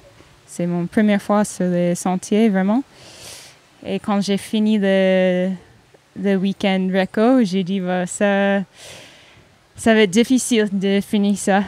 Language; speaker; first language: French; non-native, fluent; English